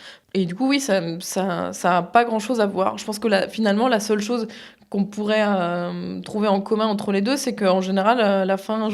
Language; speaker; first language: French; native; French